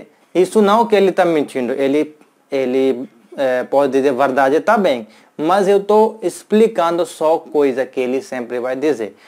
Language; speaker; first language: Portuguese; non-native, learner; Hindi